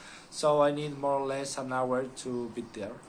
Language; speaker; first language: English; non-native, learner; Spanish